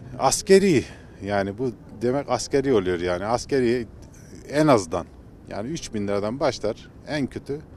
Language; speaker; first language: Turkish; native; Turkish